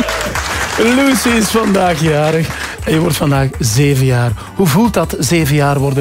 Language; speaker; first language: Dutch; native; Dutch